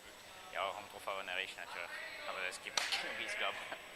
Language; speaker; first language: German; non-native, fluent; French